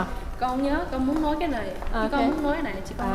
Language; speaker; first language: Vietnamese; early bilingual, heritage; Vietnamese